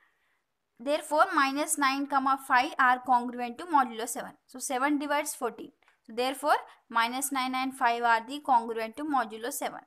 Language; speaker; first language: English; non-native, local second language; Telugu